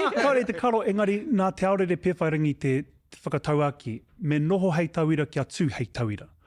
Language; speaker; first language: Māori; non-native, local second language; English